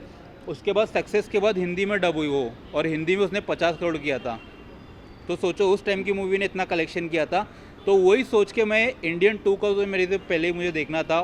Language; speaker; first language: Hindi; native; Hindi